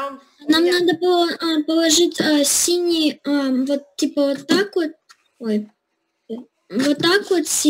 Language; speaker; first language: Russian; early bilingual, heritage; Russian